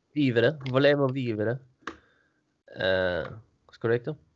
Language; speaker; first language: Italian; non-native, learner; Swedish